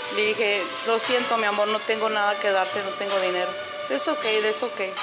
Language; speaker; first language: Spanish; early bilingual, heritage; Spanish